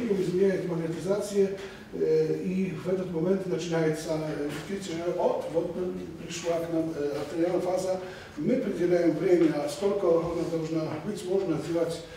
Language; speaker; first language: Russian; non-native, fluent; Polish